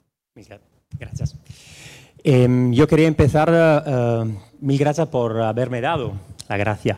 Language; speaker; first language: Spanish; non-native, fluent; Italian